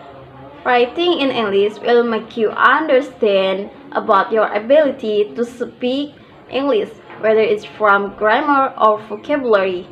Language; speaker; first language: English; non-native, learner; Indonesian